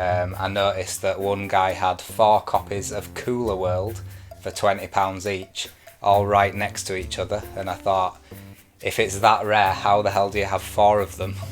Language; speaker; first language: English; native; English